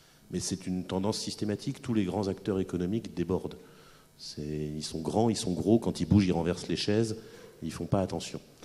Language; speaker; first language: French; native; French